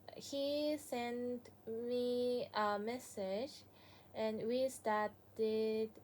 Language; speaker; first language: English; non-native, learner; Japanese